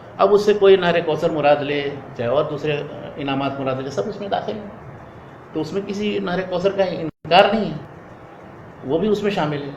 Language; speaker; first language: Urdu; native; Urdu